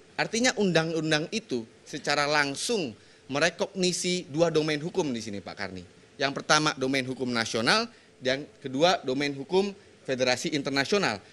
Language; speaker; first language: Indonesian; native; Indonesian